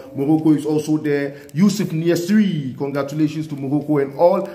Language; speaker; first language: English; non-native, local second language; Hausa